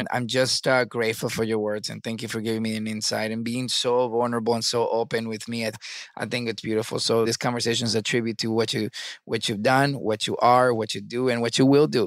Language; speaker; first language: English; early bilingual, other home language; Spanish